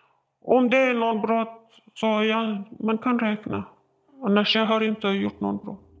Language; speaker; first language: Swedish; non-native, learner; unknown